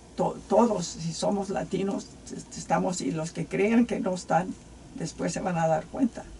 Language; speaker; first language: Spanish; native; Spanish